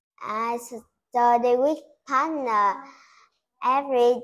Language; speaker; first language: English; non-native, learner; Vietnamese